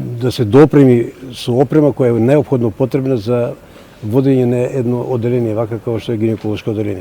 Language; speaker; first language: Macedonian; native; Macedonian